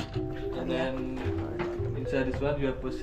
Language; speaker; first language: English; non-native, learner; Indonesian